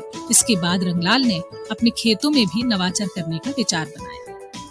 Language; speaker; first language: Hindi; native; Hindi